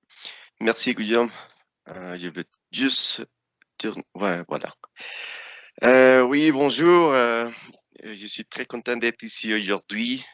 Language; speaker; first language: French; non-native, fluent; Spanish